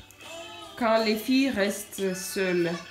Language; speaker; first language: French; non-native, fluent; Russian